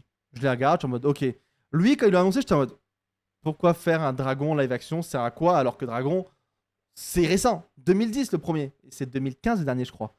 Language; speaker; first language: French; native; French